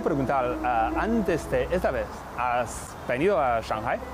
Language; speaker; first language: Spanish; non-native, learner; Chinese